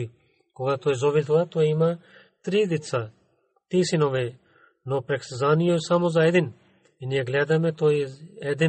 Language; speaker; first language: Bulgarian; non-native, learner; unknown